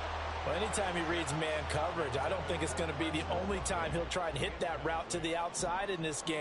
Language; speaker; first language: English; native; English